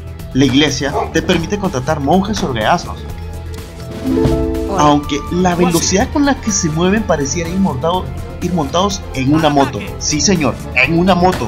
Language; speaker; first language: Spanish; native; Spanish